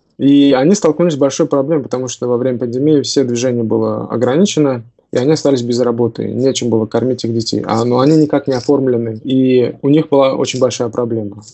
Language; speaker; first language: Russian; non-native, local second language; Tajik